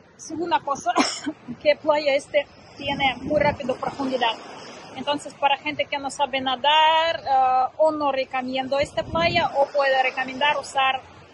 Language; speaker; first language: Spanish; non-native, learner; Russian